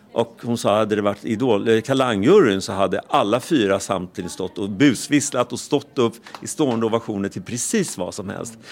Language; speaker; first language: Swedish; native; Swedish